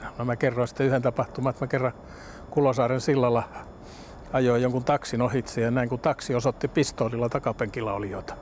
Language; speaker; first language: Finnish; native; Finnish